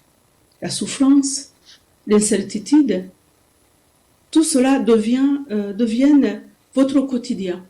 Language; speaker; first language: French; non-native, local second language; Kinyarwanda